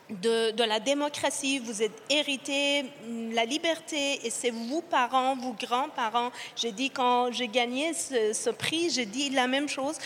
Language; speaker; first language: French; non-native, fluent; Persian